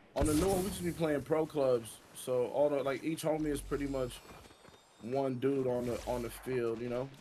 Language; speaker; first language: English; native; English